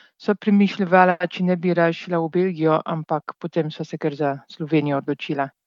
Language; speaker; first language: Slovenian; non-native, fluent; Dutch